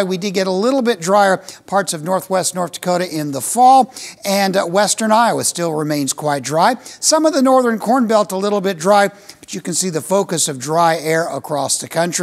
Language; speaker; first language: English; native; English